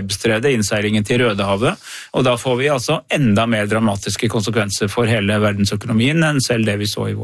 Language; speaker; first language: Norwegian; native; Norwegian